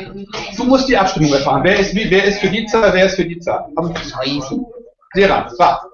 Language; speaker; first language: German; native; German